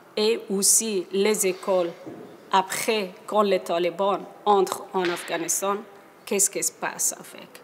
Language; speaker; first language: French; non-native, learner; Persian